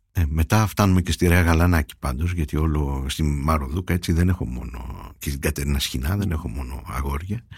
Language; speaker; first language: Greek; early bilingual, heritage; Greek